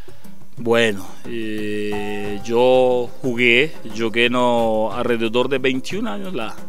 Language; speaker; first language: Portuguese; non-native, fluent; Spanish